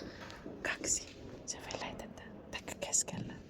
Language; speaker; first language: Finnish; non-native, learner; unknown